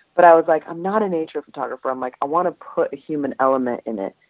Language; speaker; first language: English; early bilingual, other home language; Polish